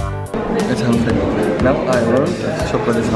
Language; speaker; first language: English; non-native, learner; Czech